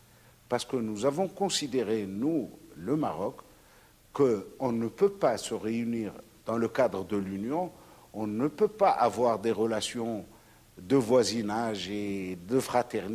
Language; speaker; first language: French; non-native, local second language; Arabic